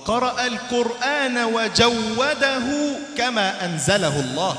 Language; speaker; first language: Arabic; native; Arabic